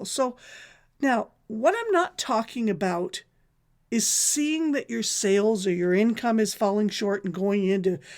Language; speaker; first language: English; native; English